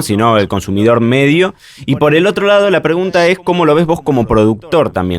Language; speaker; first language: Spanish; native; Spanish